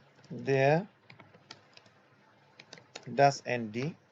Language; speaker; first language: German; non-native, learner; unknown